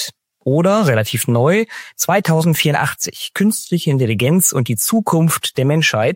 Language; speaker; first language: German; native; German